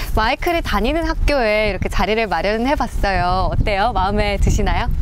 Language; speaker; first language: Korean; native; Korean